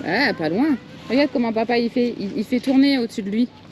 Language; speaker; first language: French; native; French